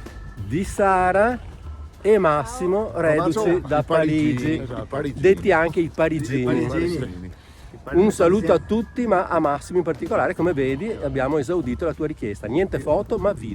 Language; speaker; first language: Italian; native; Italian